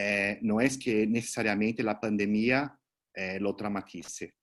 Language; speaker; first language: Spanish; non-native, fluent; Portuguese